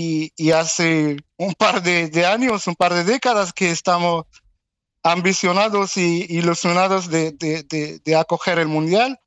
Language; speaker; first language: Spanish; non-native, fluent; Arabic